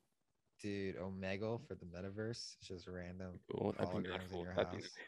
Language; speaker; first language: English; native; English